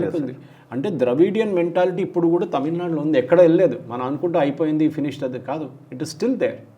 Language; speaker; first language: Telugu; non-native, local second language; Malayalam